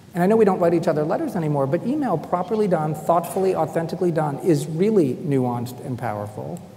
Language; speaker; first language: English; native; English